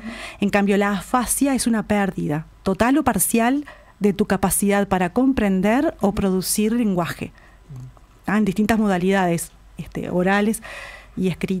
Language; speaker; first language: Spanish; native; Spanish